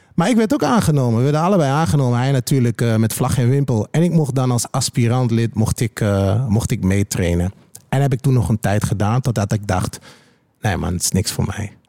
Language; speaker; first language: Dutch; native; Dutch